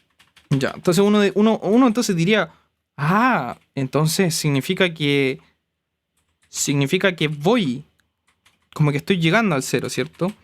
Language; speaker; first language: Spanish; native; Spanish